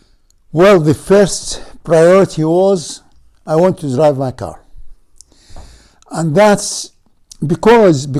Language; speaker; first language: English; non-native, fluent; Arabic